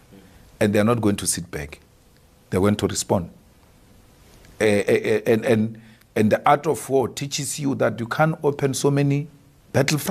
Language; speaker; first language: English; non-native, local second language; Northern Sotho